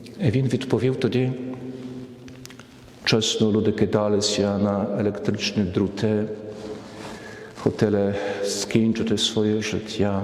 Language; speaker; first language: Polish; non-native, learner; Ukrainian